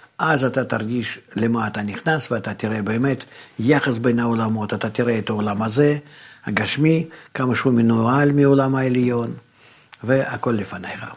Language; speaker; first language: Hebrew; non-native, fluent; Russian